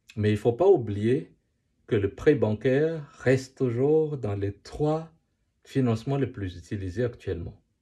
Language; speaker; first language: French; non-native, local second language; Malagasy